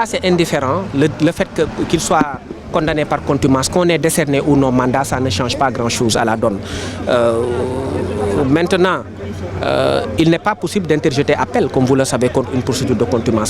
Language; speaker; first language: French; non-native, local second language; Wolof